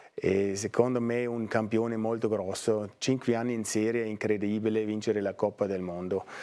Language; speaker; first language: Italian; non-native, fluent; German